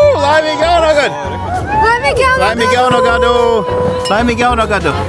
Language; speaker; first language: Latvian; native; Latvian